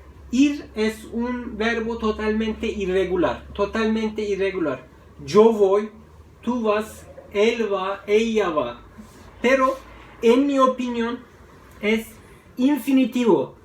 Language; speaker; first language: Spanish; non-native, fluent; Turkish